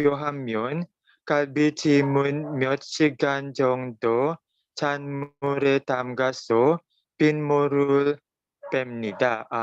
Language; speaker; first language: Korean; non-native, learner; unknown